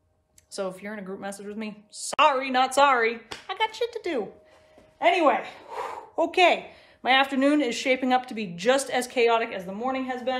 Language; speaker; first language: English; native; English